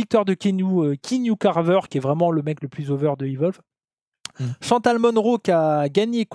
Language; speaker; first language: French; native; French